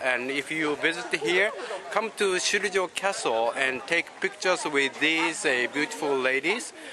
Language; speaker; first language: English; non-native, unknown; Japanese